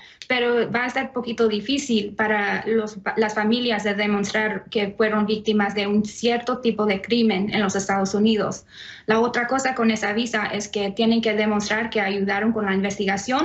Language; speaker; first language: Spanish; early bilingual, heritage; Spanish